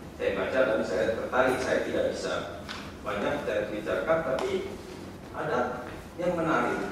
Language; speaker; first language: Indonesian; native; Indonesian